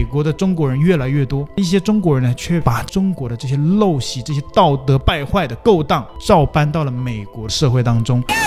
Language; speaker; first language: Chinese; native; Chinese